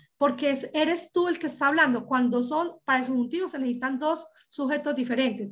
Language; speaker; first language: Spanish; native; Spanish